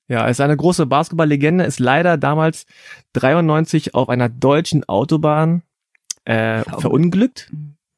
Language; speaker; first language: German; native; German